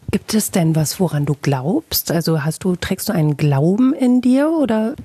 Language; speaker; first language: German; native; German